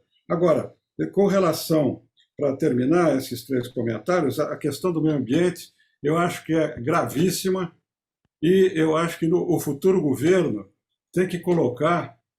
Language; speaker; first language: Portuguese; native; Portuguese